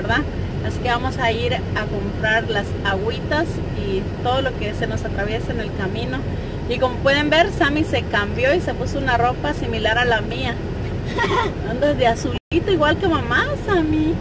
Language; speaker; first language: Spanish; native; Spanish